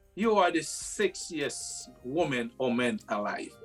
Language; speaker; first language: English; non-native, fluent; Haitian Creole